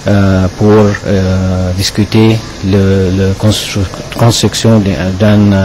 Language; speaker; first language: French; non-native, fluent; Arabic